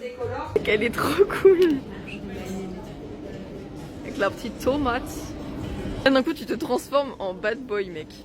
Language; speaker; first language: French; native; French